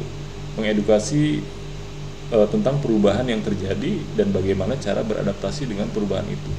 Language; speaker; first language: Indonesian; native; Indonesian